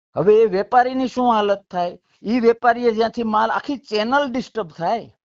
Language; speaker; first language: Gujarati; native; Gujarati